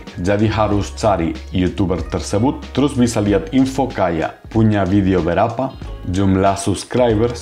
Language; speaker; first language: Indonesian; non-native, fluent; Spanish